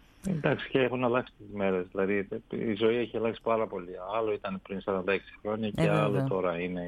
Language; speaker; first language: Greek; non-native, fluent; Armenian